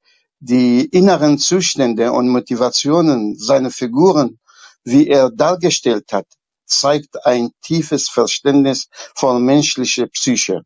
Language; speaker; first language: German; non-native, fluent; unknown